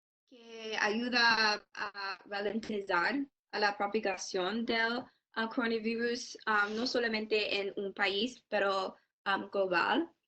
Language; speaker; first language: Spanish; non-native, learner; English